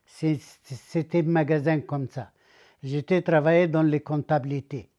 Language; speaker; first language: French; non-native, learner; Arabic